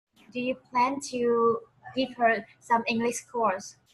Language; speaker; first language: English; non-native, fluent; Vietnamese